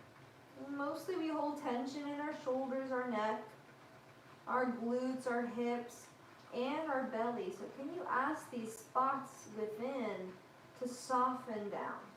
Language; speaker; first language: English; native; English